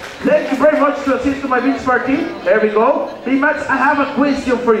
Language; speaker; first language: English; non-native, fluent; Spanish